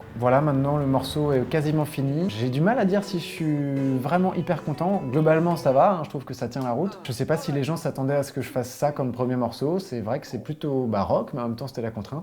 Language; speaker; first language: French; native; French